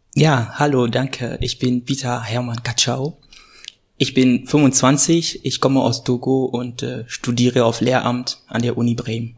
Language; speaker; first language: German; non-native, fluent; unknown